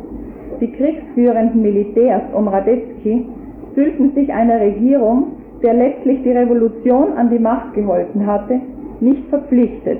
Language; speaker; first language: German; native; German